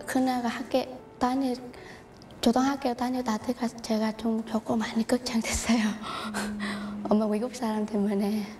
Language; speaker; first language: Korean; non-native, learner; Vietnamese